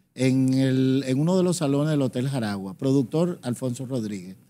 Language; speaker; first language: Spanish; native; Spanish